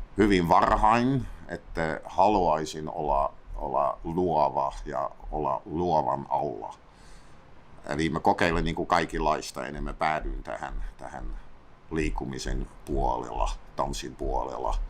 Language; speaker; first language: Finnish; non-native, fluent; Dutch